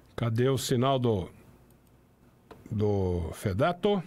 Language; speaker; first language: Portuguese; native; Portuguese